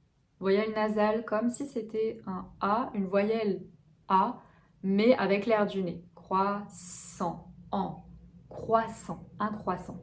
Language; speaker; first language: French; native; French